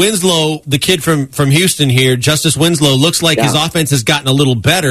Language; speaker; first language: English; native; English